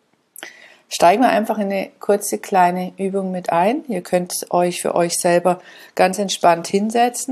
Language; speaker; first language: German; native; German